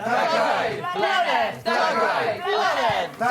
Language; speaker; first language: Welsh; non-native, fluent; English